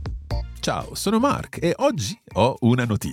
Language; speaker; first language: Italian; non-native, fluent; English